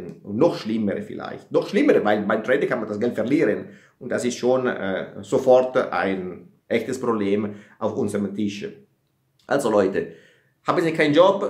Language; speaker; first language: German; non-native, fluent; Italian